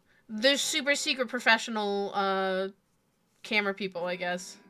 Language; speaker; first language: English; native; English